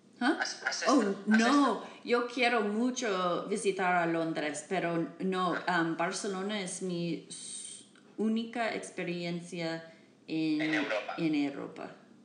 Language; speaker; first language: Spanish; non-native, learner; English